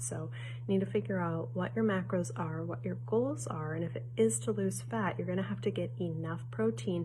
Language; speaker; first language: English; native; English